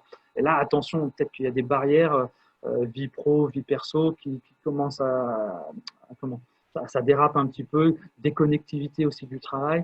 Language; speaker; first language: French; native; French